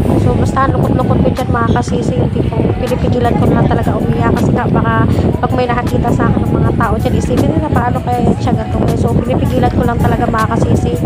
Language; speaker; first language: Filipino; non-native, local second language; Cebuano